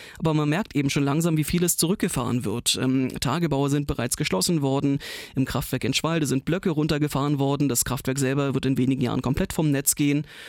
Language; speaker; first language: German; native; German